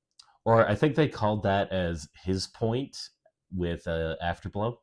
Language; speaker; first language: English; native; English